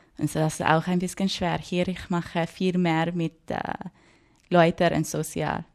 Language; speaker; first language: German; non-native, learner; English